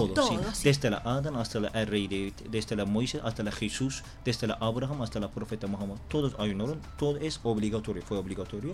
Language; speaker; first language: Spanish; non-native, learner; Turkish